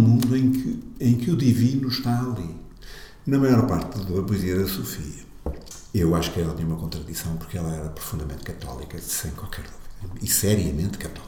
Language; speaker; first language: Portuguese; native; Portuguese